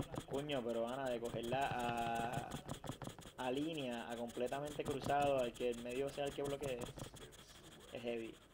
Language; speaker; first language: Spanish; native; Spanish